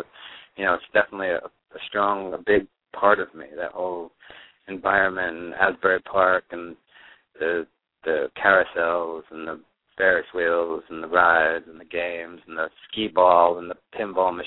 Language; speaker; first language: English; native; English